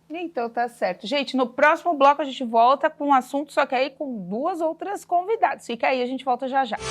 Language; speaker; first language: Portuguese; native; Portuguese